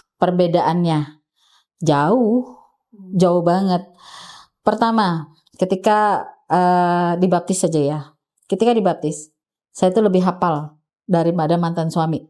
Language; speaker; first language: Indonesian; native; Indonesian